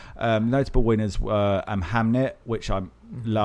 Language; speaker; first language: English; native; English